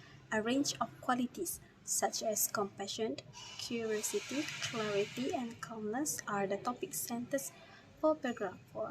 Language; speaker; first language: English; non-native, fluent; Malay